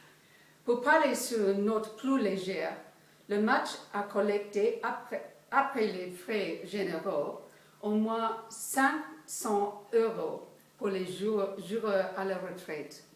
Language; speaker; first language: French; non-native, fluent; English